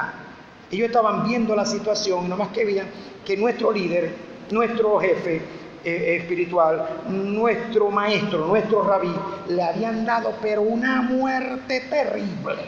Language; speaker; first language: Spanish; native; Spanish